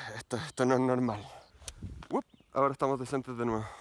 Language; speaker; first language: Spanish; native; Spanish